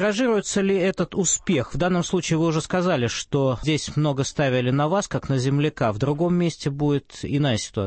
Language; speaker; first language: Russian; native; Russian